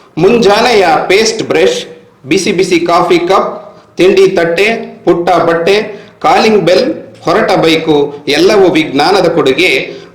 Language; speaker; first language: Kannada; native; Kannada